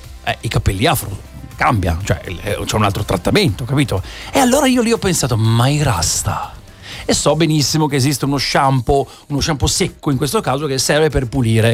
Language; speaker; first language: Italian; native; Italian